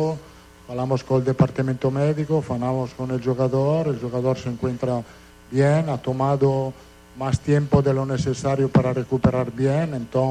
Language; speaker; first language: Portuguese; non-native, fluent; Italian